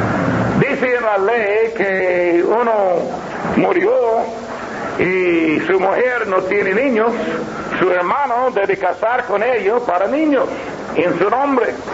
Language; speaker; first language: Spanish; non-native, learner; English